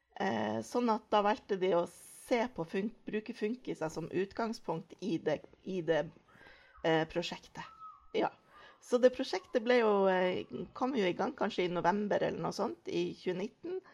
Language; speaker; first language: Norwegian; native; Norwegian